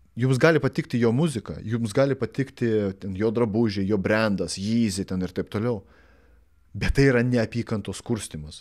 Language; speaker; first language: Lithuanian; non-native, local second language; Russian